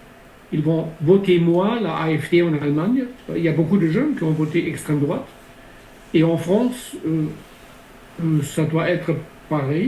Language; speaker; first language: French; non-native, fluent; German